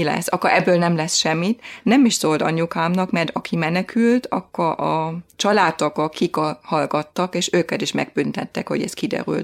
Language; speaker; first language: Hungarian; non-native, fluent; German